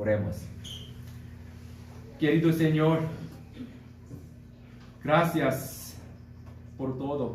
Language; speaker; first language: Spanish; non-native, learner; Korean